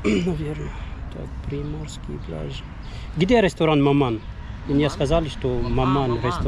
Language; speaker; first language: Russian; non-native, learner; French